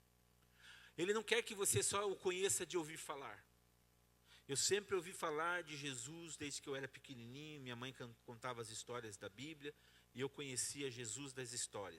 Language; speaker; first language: Portuguese; native; Portuguese